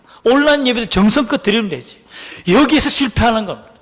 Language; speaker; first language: Korean; native; Korean